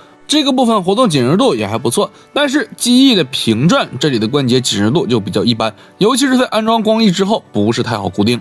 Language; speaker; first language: Chinese; native; Chinese